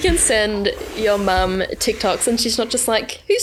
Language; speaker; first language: English; native; English